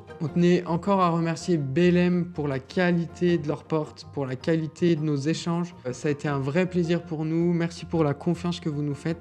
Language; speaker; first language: French; native; French